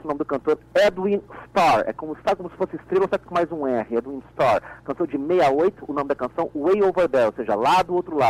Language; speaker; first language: Portuguese; native; Portuguese